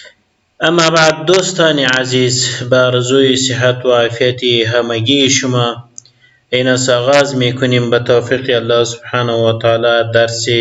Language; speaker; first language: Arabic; non-native, fluent; Persian